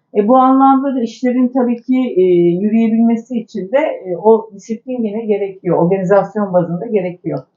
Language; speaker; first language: Turkish; native; Turkish